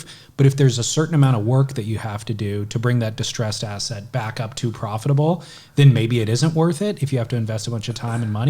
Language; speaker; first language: English; native; English